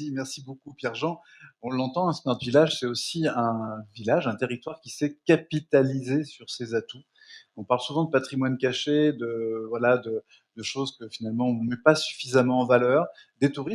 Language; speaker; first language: French; native; French